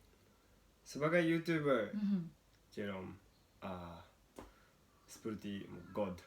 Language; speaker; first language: Indonesian; non-native, learner; Japanese